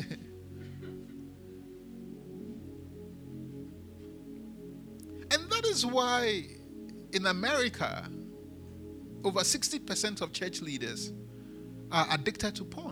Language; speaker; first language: English; non-native, local second language; Akan